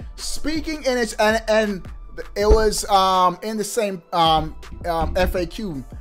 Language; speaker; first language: English; native; English